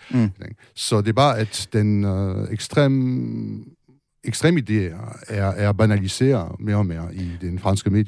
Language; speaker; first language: Danish; non-native, fluent; French